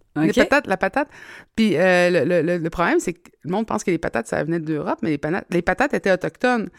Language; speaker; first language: French; native; French